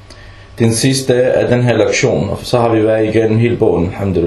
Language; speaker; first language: Danish; early bilingual, other home language; Arabic